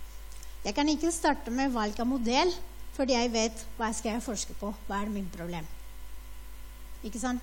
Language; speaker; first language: Norwegian; non-native, fluent; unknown